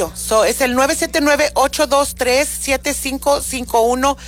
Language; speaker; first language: Spanish; early bilingual, heritage; Spanish